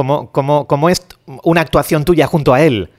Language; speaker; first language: Spanish; native; Spanish